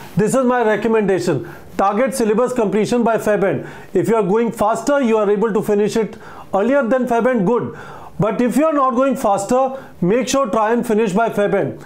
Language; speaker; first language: English; non-native, local second language; Hindi